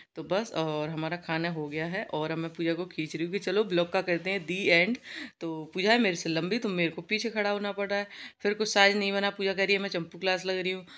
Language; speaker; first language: Hindi; native; Hindi